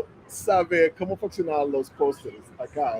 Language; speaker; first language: Spanish; non-native, learner; English